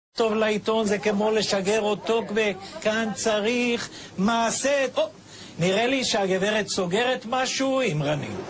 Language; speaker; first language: Hebrew; native; Hebrew